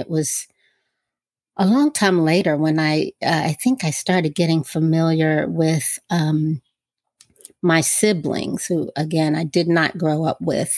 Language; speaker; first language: English; native; English